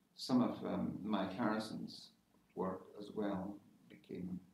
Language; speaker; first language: English; native; English